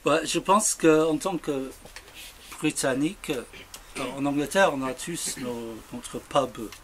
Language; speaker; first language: French; non-native, fluent; English